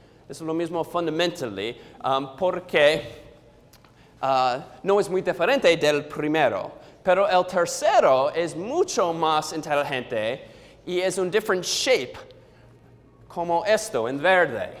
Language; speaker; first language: Spanish; non-native, learner; English